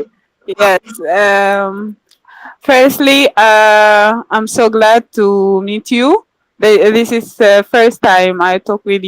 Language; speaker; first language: English; non-native, learner; Arabic